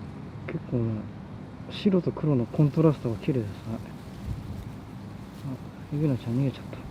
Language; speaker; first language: Japanese; native; Japanese